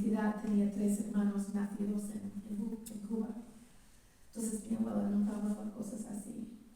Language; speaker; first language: Spanish; early bilingual, heritage; English